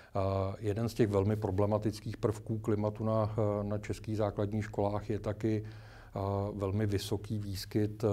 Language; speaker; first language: Czech; native; Czech